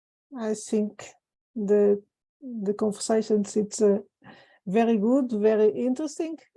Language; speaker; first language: English; non-native, fluent; Portuguese